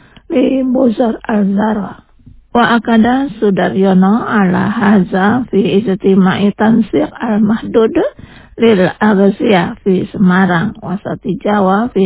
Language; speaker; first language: Arabic; non-native, learner; Indonesian